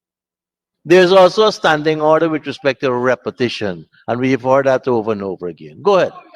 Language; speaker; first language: English; native; English